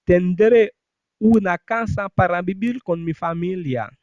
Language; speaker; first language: Spanish; non-native, fluent; Haitian Creole